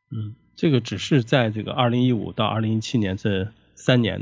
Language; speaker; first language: Chinese; native; Chinese